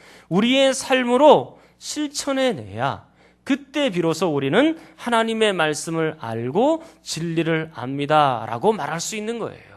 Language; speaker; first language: Korean; native; Korean